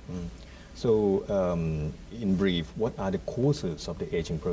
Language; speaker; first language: English; non-native, fluent; Thai